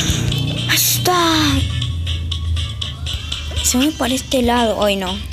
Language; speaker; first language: Spanish; native; Spanish